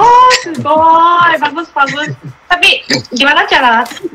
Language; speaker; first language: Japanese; non-native, learner; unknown